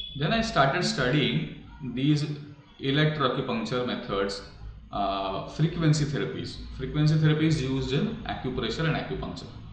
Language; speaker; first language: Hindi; non-native, local second language; Marathi